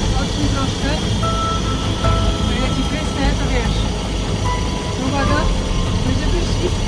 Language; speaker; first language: Polish; native; Polish